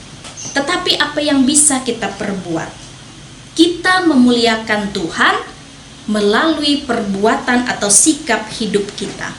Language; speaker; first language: Indonesian; native; Indonesian